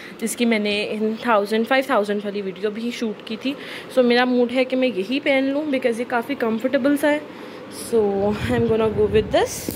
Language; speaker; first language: Urdu; native; Urdu